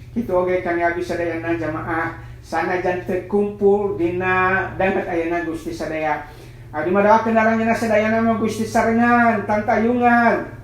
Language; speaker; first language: Sundanese; non-native, local second language; Nias